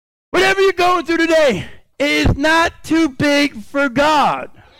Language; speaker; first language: English; native; English